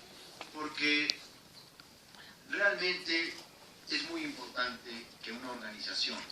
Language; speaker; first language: Spanish; native; Spanish